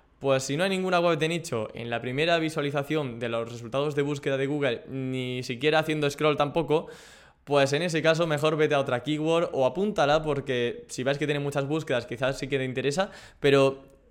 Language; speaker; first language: Spanish; native; Spanish